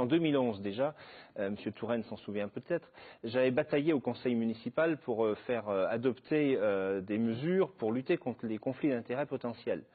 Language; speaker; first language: French; native; French